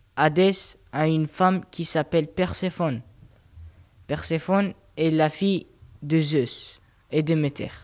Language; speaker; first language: French; non-native, learner; Arabic